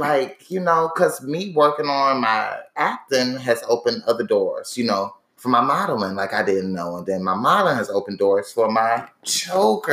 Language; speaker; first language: English; native; English